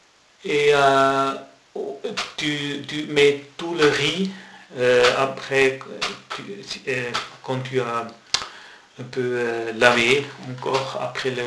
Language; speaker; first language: French; non-native, local second language; German